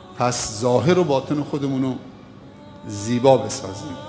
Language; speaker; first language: Persian; native; Persian